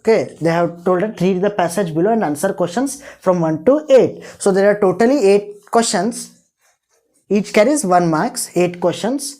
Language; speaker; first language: English; non-native, local second language; Kannada